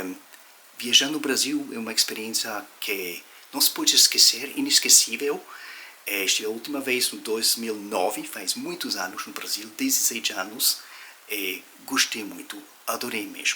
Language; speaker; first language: Portuguese; non-native, fluent; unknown